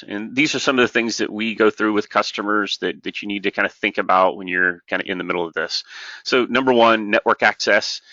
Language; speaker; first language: English; native; English